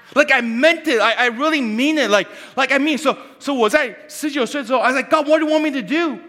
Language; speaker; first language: English; early bilingual, other home language; Chinese